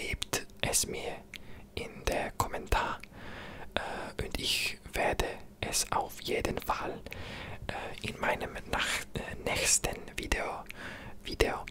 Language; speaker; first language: German; non-native, learner; English